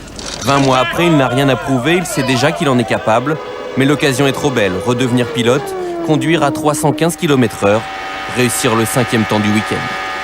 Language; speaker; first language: French; native; French